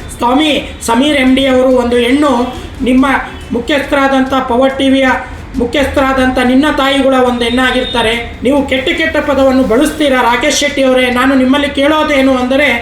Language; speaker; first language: Kannada; non-native, local second language; Lambadi